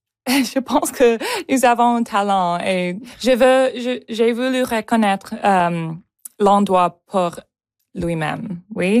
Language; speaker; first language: French; non-native, local second language; English